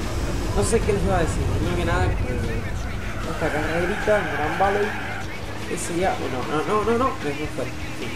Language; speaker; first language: Spanish; native; Spanish